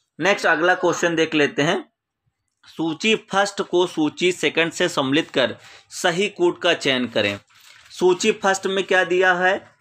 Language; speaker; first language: Hindi; native; Hindi